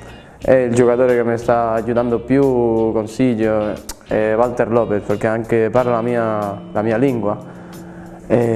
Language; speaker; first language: Italian; non-native, fluent; Spanish